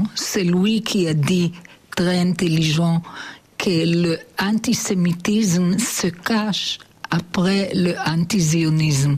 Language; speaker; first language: French; non-native, learner; Hebrew